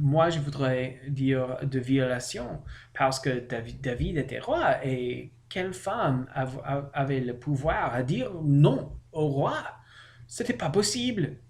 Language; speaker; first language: French; non-native, learner; English